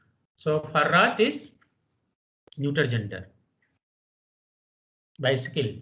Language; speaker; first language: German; non-native, fluent; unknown